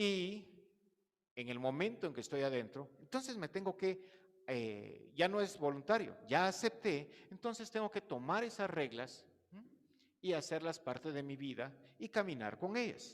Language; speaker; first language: Spanish; native; Spanish